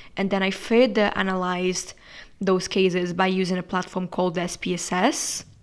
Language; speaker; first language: English; non-native, fluent; Portuguese